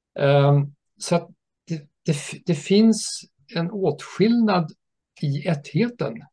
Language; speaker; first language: Swedish; early bilingual, other home language; English